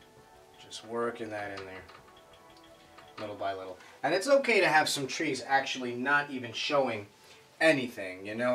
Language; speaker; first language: English; native; English